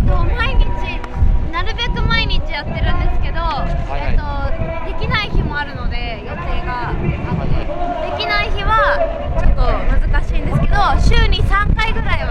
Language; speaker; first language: Japanese; native; Japanese